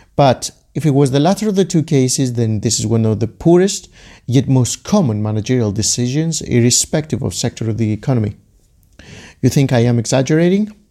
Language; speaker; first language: English; non-native, fluent; Greek